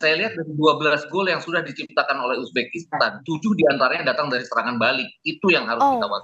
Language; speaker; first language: Indonesian; native; Indonesian